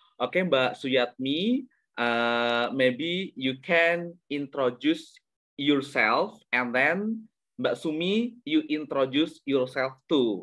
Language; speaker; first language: English; non-native, learner; Indonesian